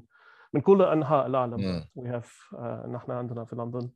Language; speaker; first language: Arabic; non-native, learner; Kachhi